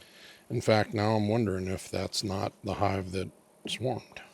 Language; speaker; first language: English; native; English